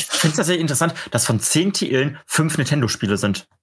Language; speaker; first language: German; native; German